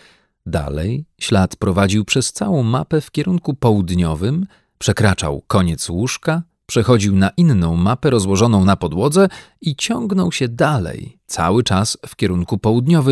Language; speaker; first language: Polish; native; Polish